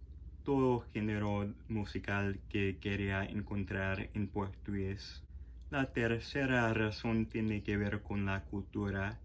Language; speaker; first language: Spanish; non-native, fluent; English